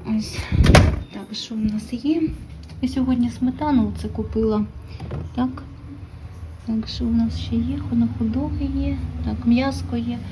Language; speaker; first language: Ukrainian; non-native, local second language; Russian